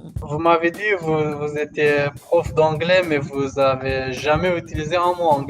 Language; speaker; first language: French; non-native, fluent; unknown